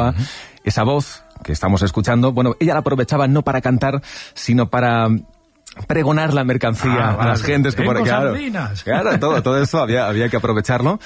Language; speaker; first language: Spanish; native; Spanish